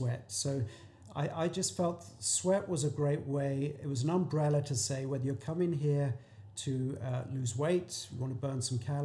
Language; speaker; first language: English; native; English